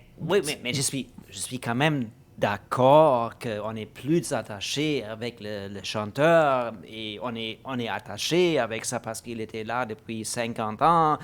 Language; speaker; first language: French; non-native, fluent; German